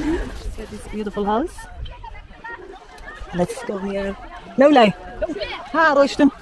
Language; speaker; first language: English; non-native, learner; Kurdish